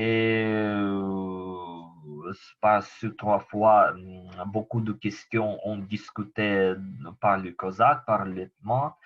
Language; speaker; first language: French; non-native, learner; Ukrainian